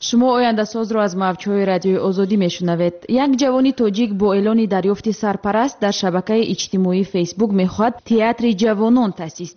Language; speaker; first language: Tajik; native; Tajik